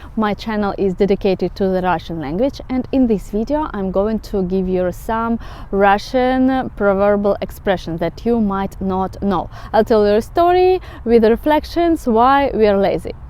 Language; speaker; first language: English; non-native, fluent; Russian